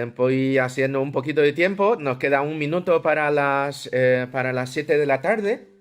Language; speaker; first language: Spanish; non-native, fluent; Chinese